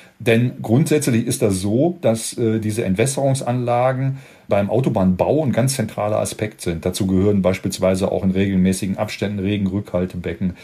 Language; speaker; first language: German; native; German